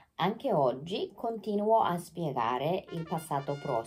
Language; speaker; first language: Italian; non-native, fluent; Japanese